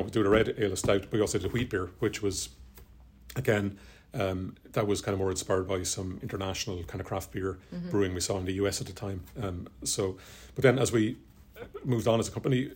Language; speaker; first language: English; native; English